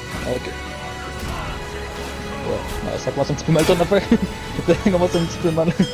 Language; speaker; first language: French; native; French